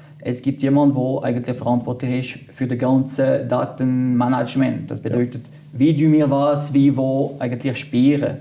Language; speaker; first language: German; non-native, local second language; French